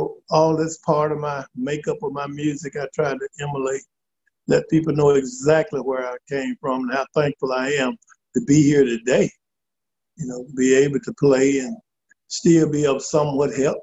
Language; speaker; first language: English; native; English